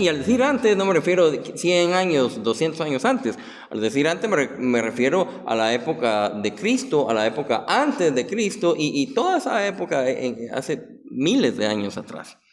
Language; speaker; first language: Spanish; native; Spanish